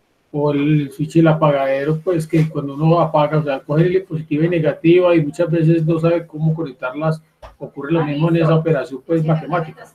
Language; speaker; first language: Spanish; native; Spanish